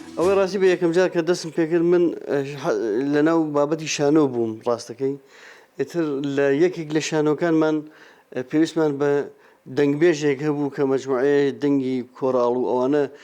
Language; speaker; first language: Central Kurdish; non-native, local second language; Gurani